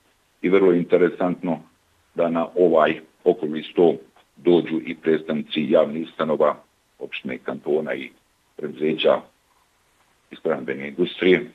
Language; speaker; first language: Bosnian; native; Bosnian